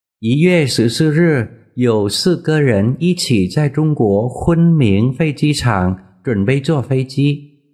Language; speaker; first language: Chinese; non-native, fluent; Vietnamese